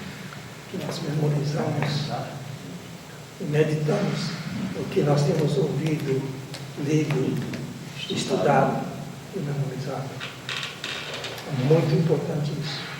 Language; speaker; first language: Portuguese; non-native, fluent; English